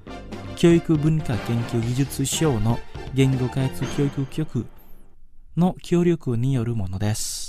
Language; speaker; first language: Japanese; non-native, fluent; Indonesian